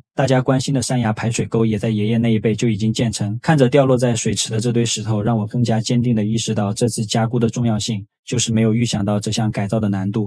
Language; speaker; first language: Chinese; native; Chinese